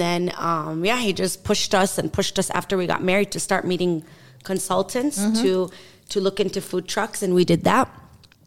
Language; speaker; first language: English; native; English